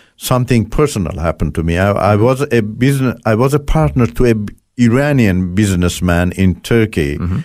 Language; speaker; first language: English; non-native, fluent; Turkish